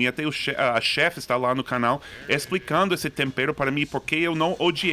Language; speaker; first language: Portuguese; non-native, fluent; English